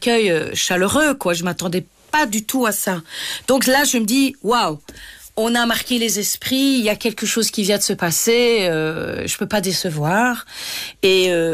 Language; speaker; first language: French; native; French